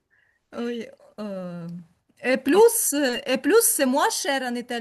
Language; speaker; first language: French; non-native, learner; Ukrainian